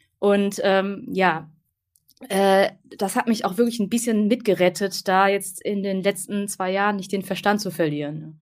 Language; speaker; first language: German; early bilingual, other home language; Vietnamese